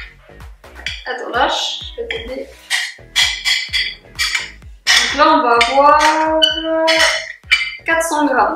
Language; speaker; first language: French; native; French